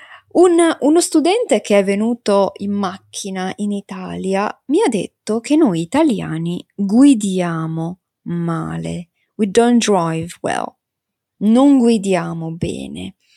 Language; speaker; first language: Italian; native; Italian